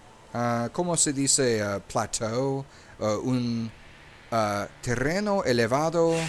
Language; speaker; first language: Spanish; non-native, learner; English